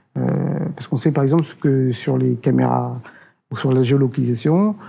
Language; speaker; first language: French; native; French